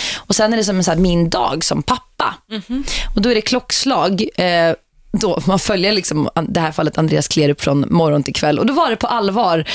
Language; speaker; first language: Swedish; native; Swedish